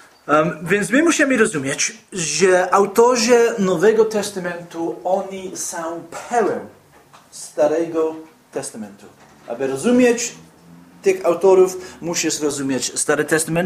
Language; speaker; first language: Polish; non-native, fluent; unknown